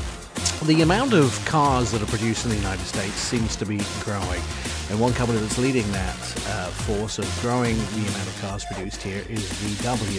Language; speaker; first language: English; native; English